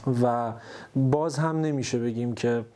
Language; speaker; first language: Persian; native; Persian